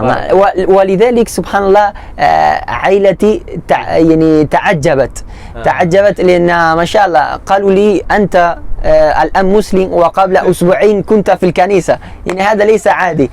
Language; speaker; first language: Arabic; non-native, learner; Spanish